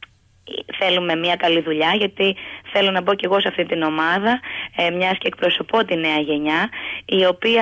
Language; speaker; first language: Greek; native; Greek